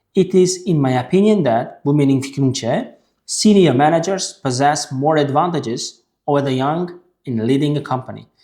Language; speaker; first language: English; non-native, fluent; Uzbek